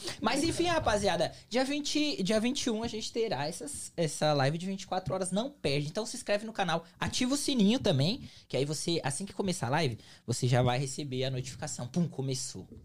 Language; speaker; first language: Portuguese; native; Portuguese